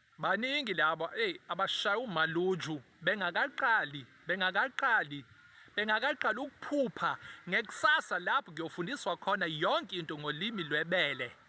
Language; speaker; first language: Zulu; native; Zulu